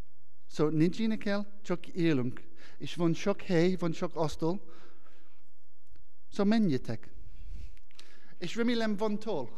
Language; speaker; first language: Hungarian; non-native, learner; English